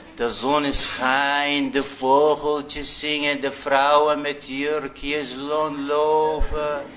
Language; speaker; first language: Dutch; non-native, fluent; Arabic